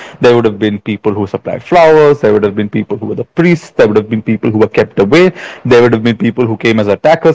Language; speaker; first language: English; non-native, local second language; Malayalam